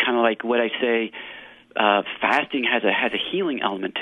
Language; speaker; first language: English; native; English